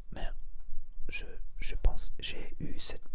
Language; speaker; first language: French; non-native, learner; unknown